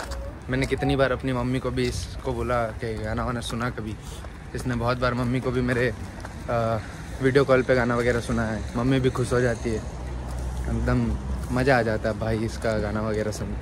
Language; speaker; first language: Hindi; native; Hindi